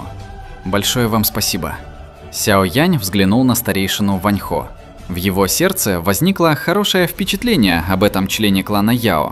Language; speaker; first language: Russian; native; Russian